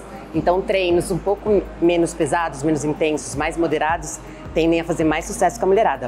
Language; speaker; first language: Portuguese; native; Portuguese